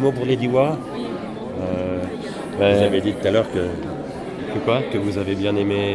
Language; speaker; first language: French; native; French